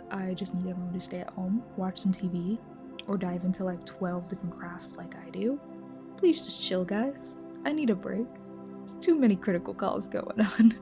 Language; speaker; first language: English; native; English